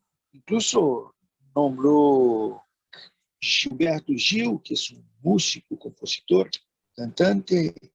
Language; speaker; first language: Spanish; non-native, fluent; Portuguese